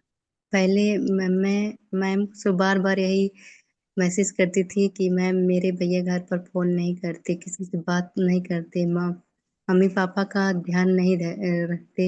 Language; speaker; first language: Hindi; native; Hindi